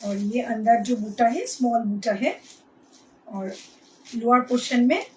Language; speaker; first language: Hindi; non-native, local second language; Bangla